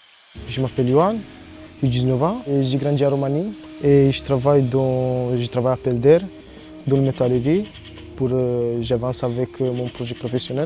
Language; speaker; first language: French; early bilingual, other home language; Romanian